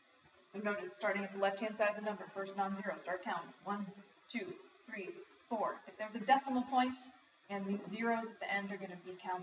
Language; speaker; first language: English; native; English